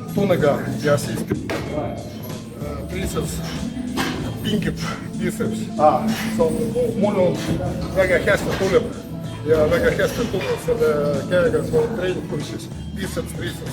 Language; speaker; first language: Estonian; non-native, learner; Russian